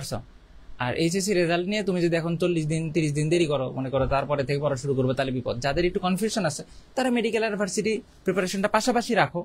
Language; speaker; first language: Bangla; native; Bangla